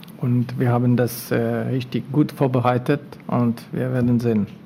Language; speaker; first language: German; non-native, fluent; French